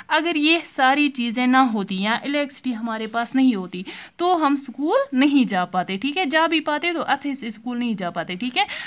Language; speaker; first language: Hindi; non-native, local second language; Kashmiri